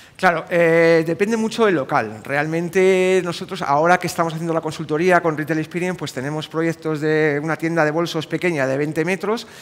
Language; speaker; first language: Spanish; native; Spanish